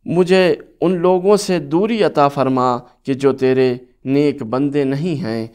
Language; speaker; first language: Urdu; native; Urdu